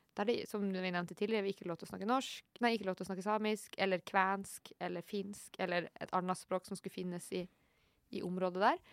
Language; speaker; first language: Norwegian; native; Norwegian